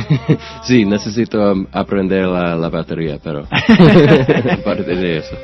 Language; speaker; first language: Spanish; non-native, learner; English